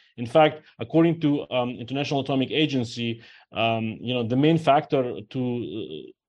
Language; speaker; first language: English; non-native, fluent; Ukrainian